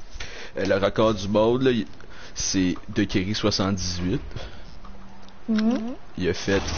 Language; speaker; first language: French; native; French